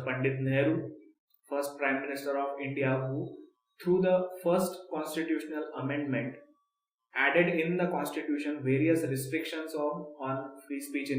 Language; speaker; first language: English; non-native, local second language; Hindi